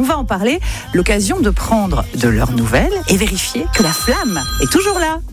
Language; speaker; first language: French; native; French